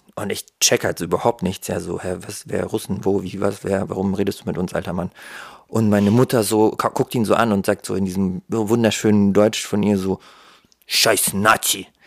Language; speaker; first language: German; early bilingual, other home language; Russian